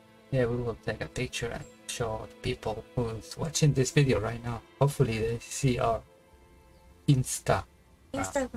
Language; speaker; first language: English; non-native, learner; Japanese